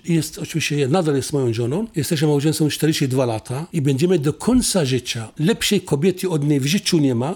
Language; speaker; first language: Polish; non-native, fluent; Assyrian Neo-Aramaic